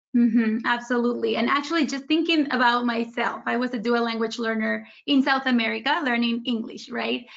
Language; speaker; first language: English; early bilingual, other home language; Spanish